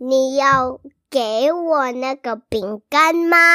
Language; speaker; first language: Chinese; early bilingual, heritage; English